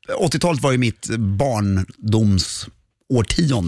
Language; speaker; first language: Swedish; native; Swedish